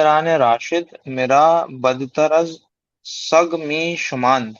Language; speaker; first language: Persian; non-native, learner; Urdu